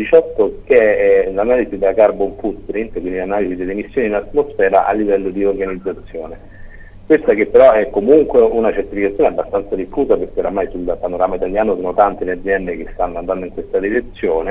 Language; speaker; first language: Italian; native; Italian